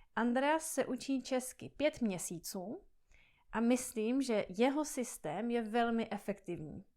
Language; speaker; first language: Czech; native; Czech